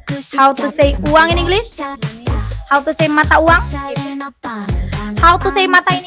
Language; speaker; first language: English; non-native, fluent; Indonesian